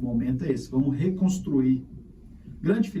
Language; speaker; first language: Portuguese; native; Portuguese